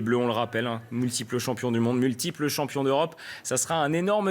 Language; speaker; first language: French; native; French